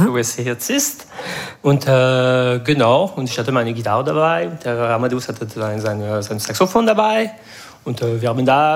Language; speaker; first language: German; non-native, fluent; French